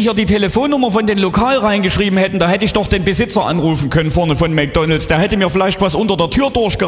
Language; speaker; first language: German; native; German